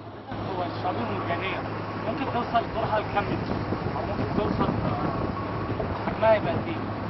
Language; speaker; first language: Arabic; native; Arabic